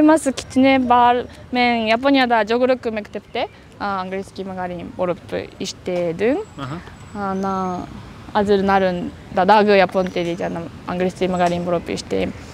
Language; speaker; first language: Kyrgyz; non-native, learner; Japanese